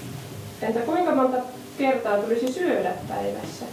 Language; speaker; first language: Finnish; native; Finnish